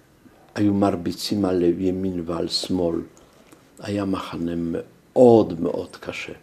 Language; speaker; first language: Hebrew; non-native, fluent; Polish